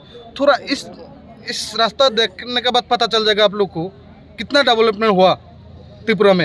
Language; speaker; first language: Hindi; non-native, local second language; Bangla